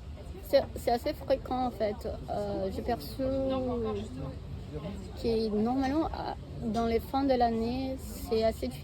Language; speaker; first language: French; non-native, fluent; Portuguese